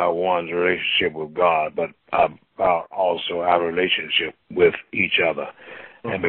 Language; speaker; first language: English; native; English